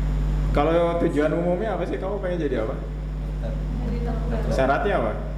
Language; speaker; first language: Indonesian; native; Indonesian